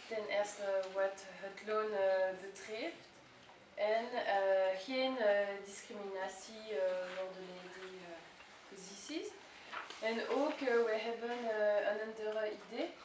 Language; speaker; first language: Dutch; non-native, learner; French